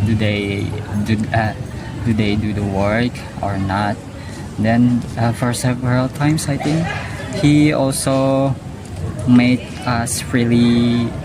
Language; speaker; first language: English; non-native, learner; Indonesian